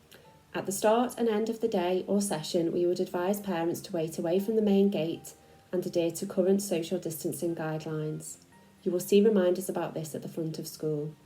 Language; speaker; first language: English; native; English